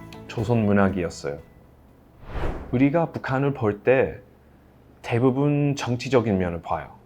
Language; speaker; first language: Korean; non-native, fluent; English